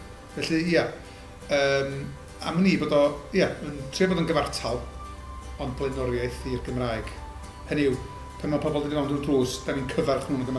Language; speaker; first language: Welsh; native; Welsh